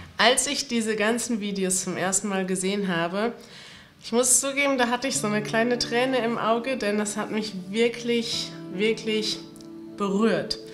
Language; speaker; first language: German; native; German